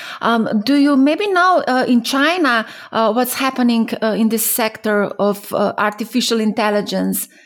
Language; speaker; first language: English; non-native, fluent; Slovenian